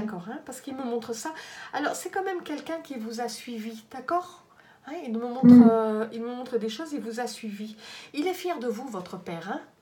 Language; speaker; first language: French; native; French